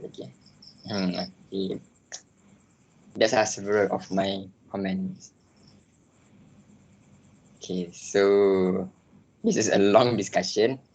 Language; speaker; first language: English; non-native, local second language; Malay